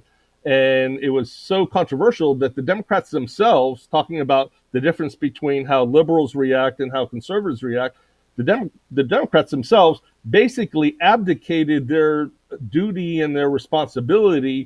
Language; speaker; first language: English; native; English